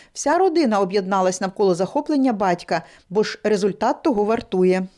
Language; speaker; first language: Ukrainian; native; Ukrainian